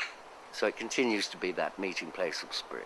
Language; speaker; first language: English; native; English